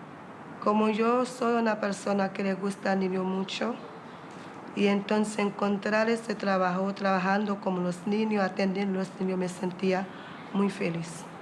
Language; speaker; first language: Spanish; non-native, fluent; Haitian Creole